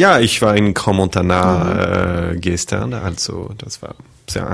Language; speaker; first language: German; non-native, fluent; French